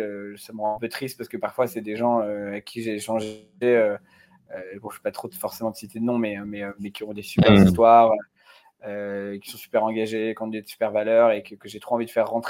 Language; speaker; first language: French; native; French